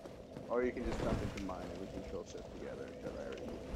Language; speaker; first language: English; native; English